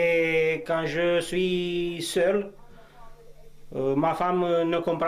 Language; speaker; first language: French; non-native, learner; Romanian